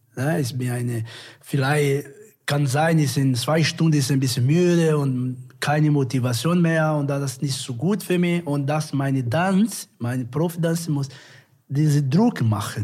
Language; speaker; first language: German; non-native, learner; Portuguese